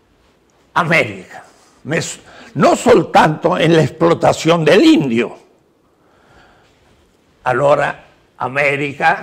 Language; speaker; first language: Italian; non-native, learner; Spanish